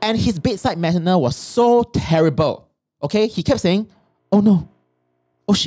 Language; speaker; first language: English; non-native, local second language; Chinese